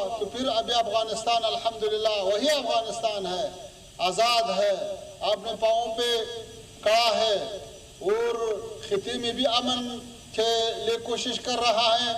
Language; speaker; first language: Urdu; non-native, fluent; Pashto